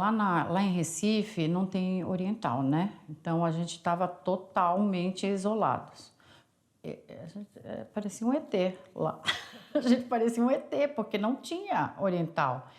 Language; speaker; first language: Portuguese; early bilingual, other home language; Korean